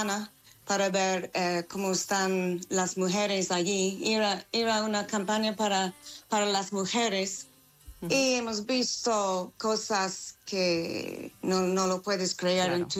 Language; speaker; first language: Spanish; non-native, fluent; English